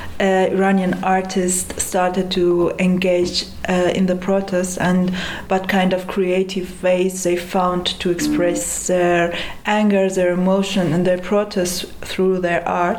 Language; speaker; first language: English; non-native, fluent; Persian